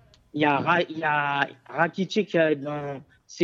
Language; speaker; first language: French; non-native, learner; Albanian